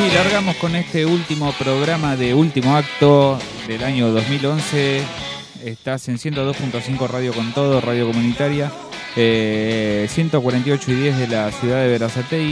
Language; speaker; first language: Spanish; native; Spanish